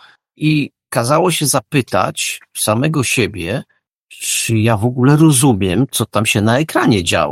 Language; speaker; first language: Polish; native; Polish